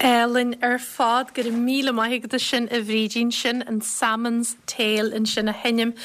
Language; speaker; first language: Irish; native; Irish